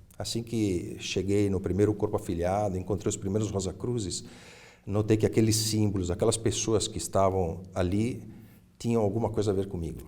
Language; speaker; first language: Portuguese; early bilingual, other home language; Italian